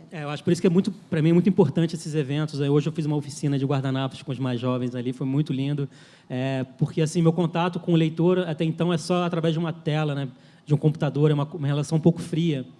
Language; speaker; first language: Portuguese; early bilingual, other home language; French